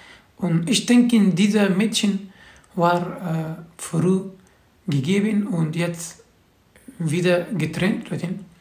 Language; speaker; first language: German; non-native, learner; Turkish